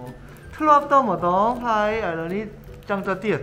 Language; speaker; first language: Korean; native; Korean